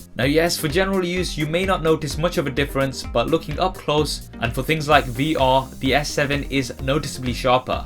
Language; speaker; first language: English; native; English